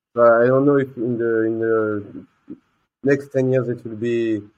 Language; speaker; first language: English; non-native, learner; French